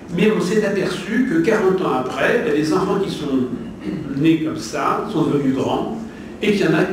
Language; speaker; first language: French; native; French